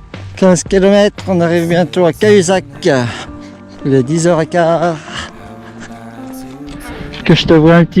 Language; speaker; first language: French; native; French